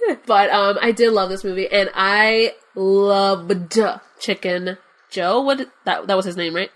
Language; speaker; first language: English; non-native, fluent; Spanish